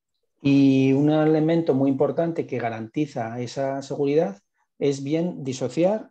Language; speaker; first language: Spanish; native; Spanish